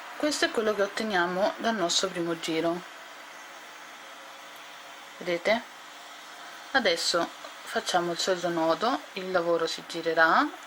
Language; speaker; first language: Italian; native; Italian